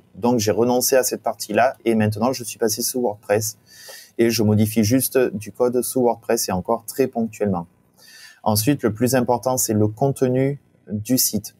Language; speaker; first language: French; native; French